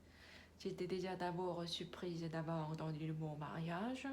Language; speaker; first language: French; non-native, learner; Korean